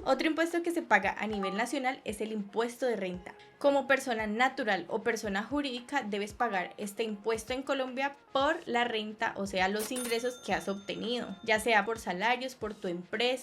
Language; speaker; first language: Spanish; native; Spanish